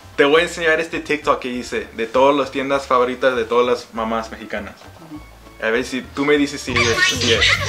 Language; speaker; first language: Spanish; early bilingual, heritage; Spanish